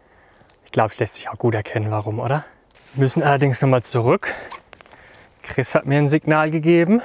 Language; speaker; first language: German; native; German